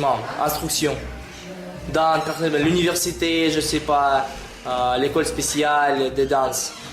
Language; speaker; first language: French; non-native, learner; Russian